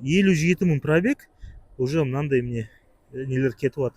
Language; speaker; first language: Russian; non-native, local second language; Kazakh